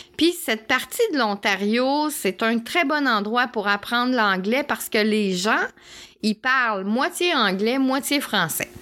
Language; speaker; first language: French; native; French